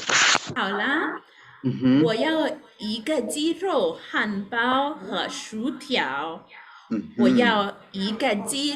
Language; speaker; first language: Chinese; non-native, learner; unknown